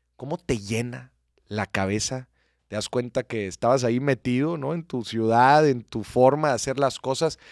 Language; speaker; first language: Spanish; native; Spanish